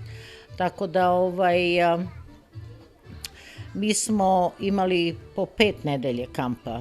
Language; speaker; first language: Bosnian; early bilingual, heritage; Serbian